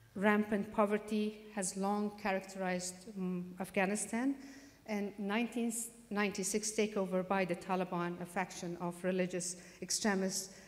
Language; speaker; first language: English; non-native, fluent; Persian